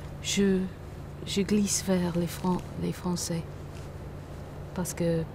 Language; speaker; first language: French; non-native, fluent; English